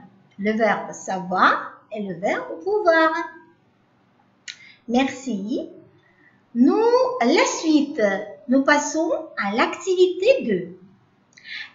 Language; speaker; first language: French; non-native, learner; Uzbek